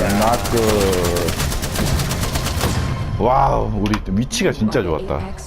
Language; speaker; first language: Korean; native; Korean